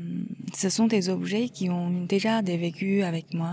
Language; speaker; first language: French; non-native, fluent; Chinese